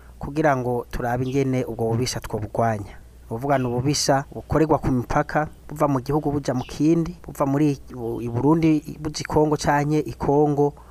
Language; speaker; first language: Kinyarwanda; native; Kinyarwanda